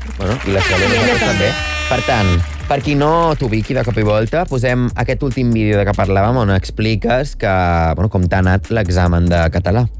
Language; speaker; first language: Catalan; native; Catalan